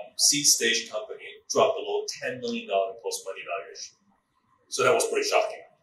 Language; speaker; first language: English; non-native, local second language; Cantonese